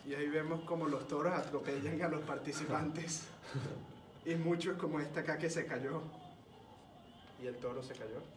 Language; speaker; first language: Spanish; early bilingual, heritage; Spanish